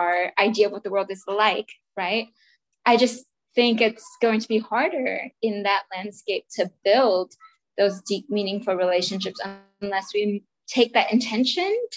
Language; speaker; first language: English; native; English